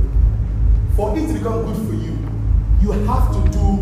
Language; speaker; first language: English; non-native, local second language; Yoruba